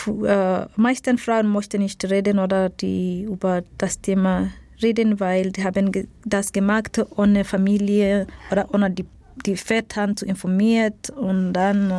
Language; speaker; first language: German; non-native, fluent; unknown